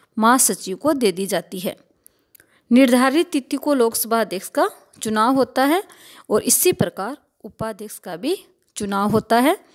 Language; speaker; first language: Hindi; native; Hindi